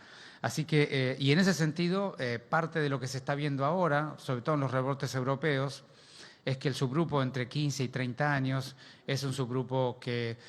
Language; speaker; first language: Spanish; native; Spanish